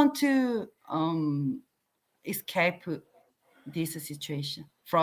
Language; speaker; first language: English; non-native, learner; Korean